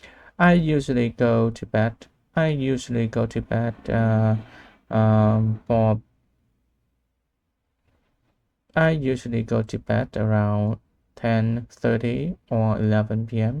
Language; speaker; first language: English; non-native, learner; Vietnamese